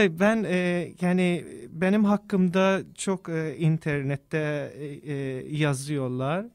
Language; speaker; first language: Turkish; non-native, fluent; Persian